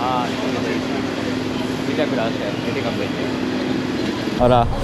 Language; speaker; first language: Spanish; non-native, learner; Japanese